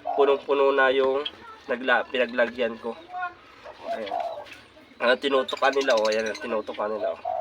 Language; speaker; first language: Filipino; native; Filipino